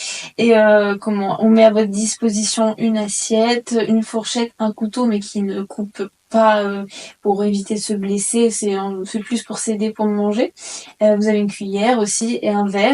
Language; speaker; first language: French; native; French